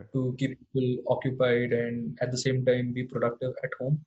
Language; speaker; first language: English; non-native, local second language; Hindi